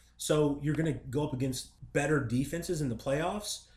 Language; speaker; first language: English; native; English